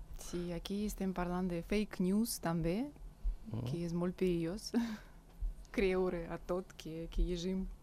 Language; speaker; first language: Catalan; non-native, fluent; Russian